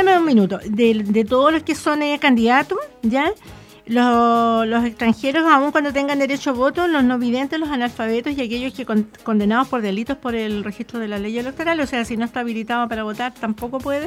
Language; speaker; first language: Spanish; native; Spanish